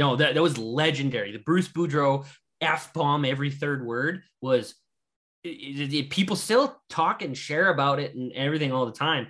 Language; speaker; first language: English; native; English